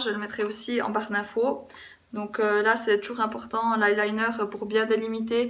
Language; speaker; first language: French; native; French